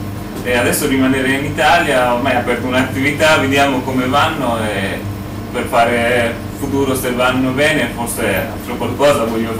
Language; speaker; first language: Italian; non-native, learner; Bangla